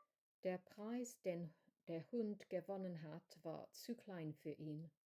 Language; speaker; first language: German; non-native, learner; English